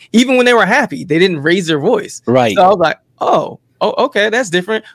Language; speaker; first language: English; native; English